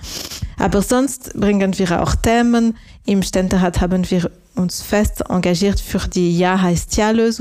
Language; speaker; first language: German; non-native, local second language; French